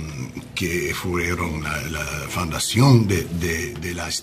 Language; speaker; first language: Spanish; non-native, learner; English